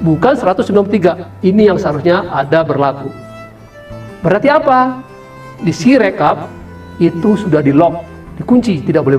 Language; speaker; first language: Indonesian; native; Indonesian